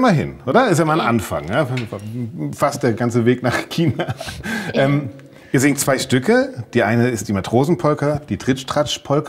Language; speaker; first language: German; native; German